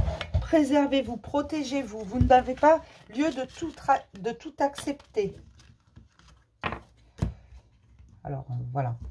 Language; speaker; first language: French; native; French